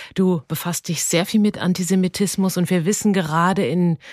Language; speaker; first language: German; native; German